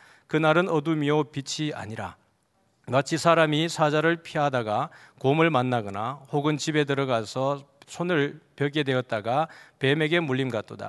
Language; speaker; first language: Korean; native; Korean